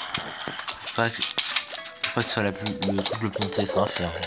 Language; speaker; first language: French; native; French